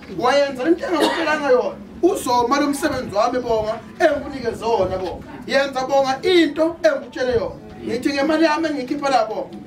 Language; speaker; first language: Zulu; native; Zulu